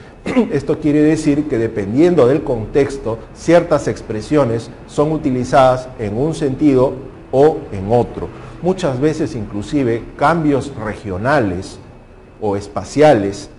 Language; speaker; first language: Spanish; native; Spanish